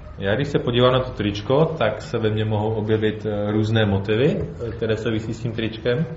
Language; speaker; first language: Czech; native; Czech